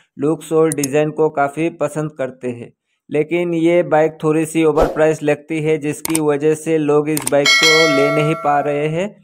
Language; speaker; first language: Hindi; native; Hindi